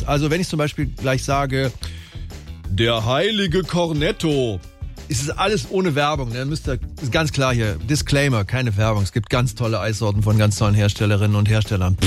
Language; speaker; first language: German; native; German